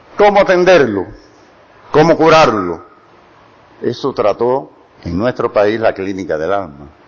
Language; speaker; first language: Spanish; native; Spanish